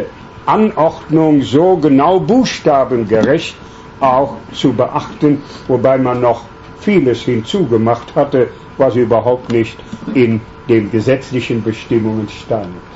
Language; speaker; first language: German; native; German